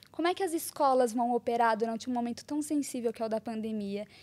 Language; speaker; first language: Portuguese; native; Portuguese